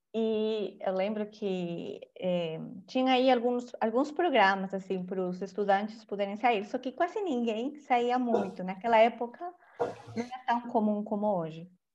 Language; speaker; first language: Portuguese; non-native, fluent; Spanish